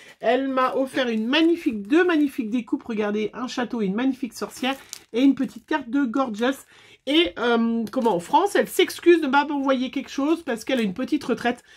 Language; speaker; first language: French; native; French